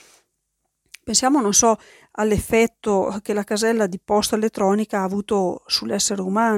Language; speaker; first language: Italian; native; Italian